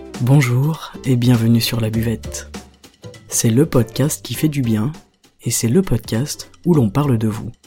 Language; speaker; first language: French; native; French